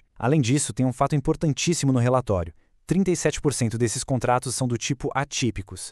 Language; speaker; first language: Portuguese; native; Portuguese